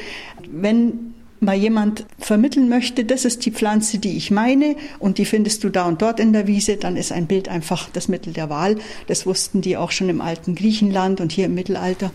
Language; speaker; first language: German; native; German